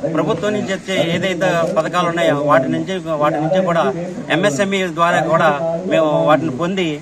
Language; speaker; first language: Telugu; native; Telugu